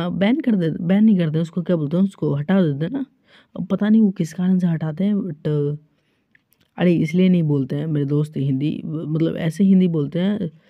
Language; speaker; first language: Hindi; native; Hindi